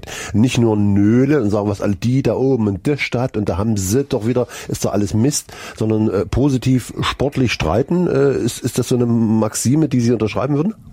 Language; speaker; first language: German; native; German